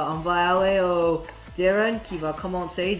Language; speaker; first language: French; non-native, learner; English